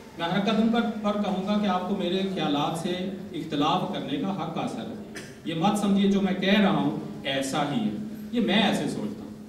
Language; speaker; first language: Urdu; non-native, local second language; Punjabi